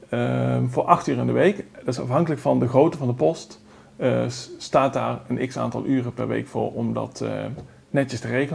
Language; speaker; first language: Dutch; native; Dutch